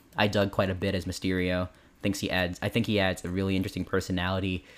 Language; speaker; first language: English; early bilingual, other home language; Filipino